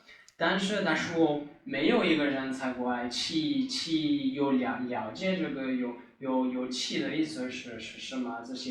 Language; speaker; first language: Chinese; non-native, learner; French